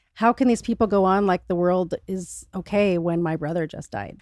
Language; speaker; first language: English; native; English